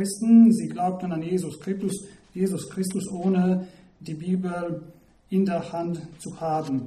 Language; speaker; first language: German; non-native, fluent; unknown